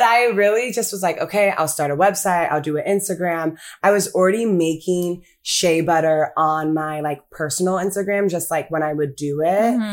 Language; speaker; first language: English; early bilingual, other home language; Akan